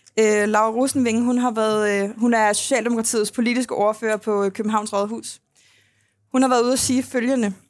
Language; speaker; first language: Danish; native; Danish